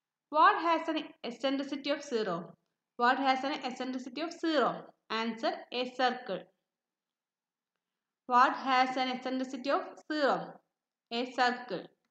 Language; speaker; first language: English; non-native, local second language; Malayalam